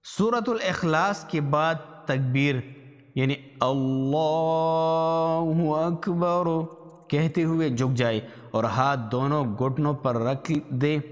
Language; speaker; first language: Urdu; native; Urdu